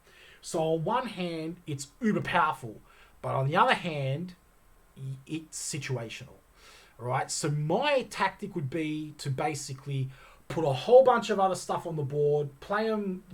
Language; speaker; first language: English; native; English